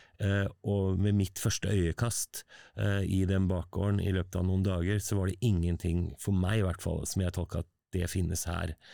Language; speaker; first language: Norwegian; native; Norwegian